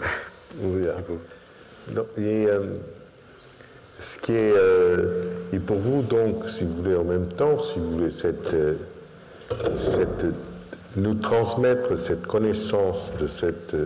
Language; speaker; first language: French; non-native, fluent; Portuguese